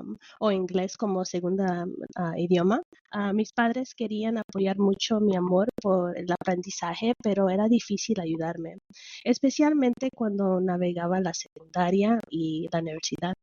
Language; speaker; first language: Spanish; early bilingual, heritage; Spanish